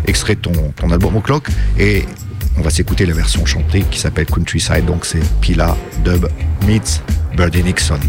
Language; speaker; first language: French; native; French